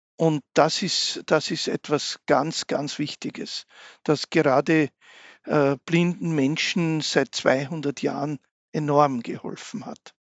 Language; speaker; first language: German; native; German